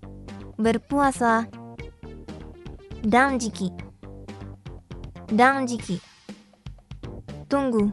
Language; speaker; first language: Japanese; non-native, fluent; Indonesian